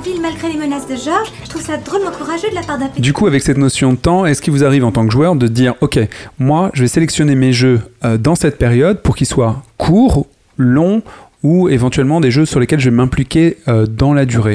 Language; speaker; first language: French; native; French